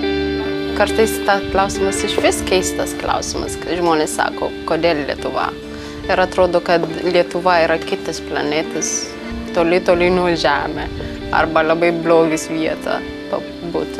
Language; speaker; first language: Lithuanian; non-native, learner; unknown